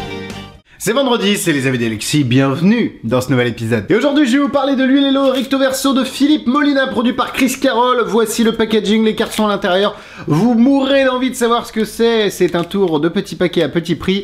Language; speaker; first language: French; native; French